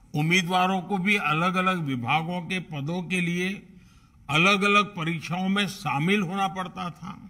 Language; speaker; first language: Hindi; non-native, local second language; Gujarati